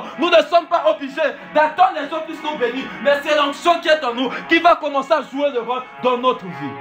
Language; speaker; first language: French; non-native, local second language; Swahili